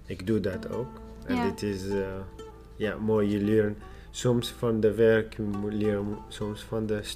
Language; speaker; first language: Dutch; non-native, learner; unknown